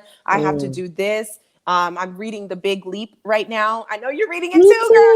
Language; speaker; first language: English; native; English